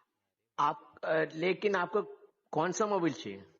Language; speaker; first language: Hindi; non-native, local second language; Malayalam